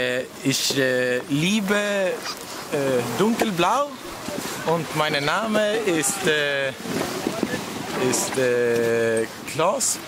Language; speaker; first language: German; non-native, learner; Swedish